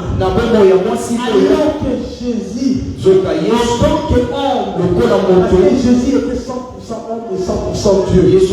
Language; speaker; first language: French; non-native, local second language; Lingala